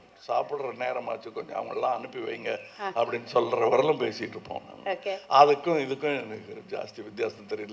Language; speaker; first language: Tamil; native; Tamil